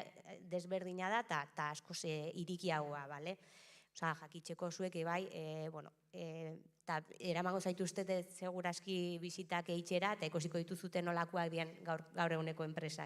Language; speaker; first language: Basque; native; Basque